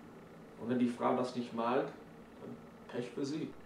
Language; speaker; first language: German; non-native, learner; English